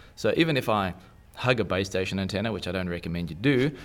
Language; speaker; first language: English; native; English